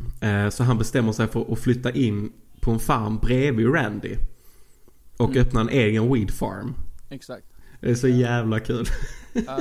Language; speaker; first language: Swedish; native; Swedish